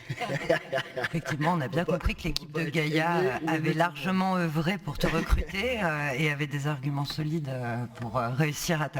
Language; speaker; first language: French; native; French